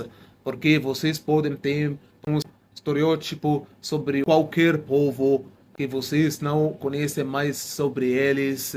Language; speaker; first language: Portuguese; non-native, fluent; Arabic